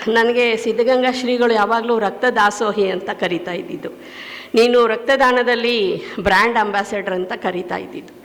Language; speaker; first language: Kannada; native; Kannada